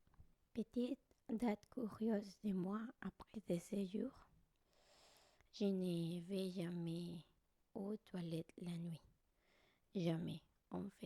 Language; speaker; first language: French; non-native, learner; Spanish